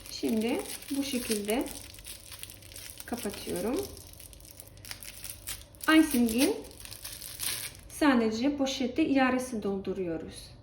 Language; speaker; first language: Turkish; non-native, learner; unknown